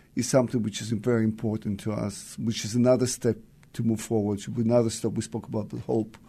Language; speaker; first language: English; non-native, fluent; Russian